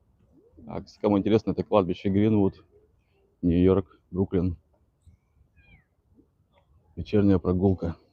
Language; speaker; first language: Russian; native; Russian